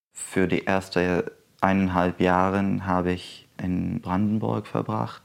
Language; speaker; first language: German; non-native, fluent; Arabic